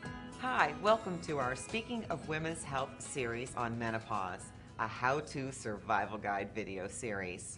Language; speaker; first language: English; native; English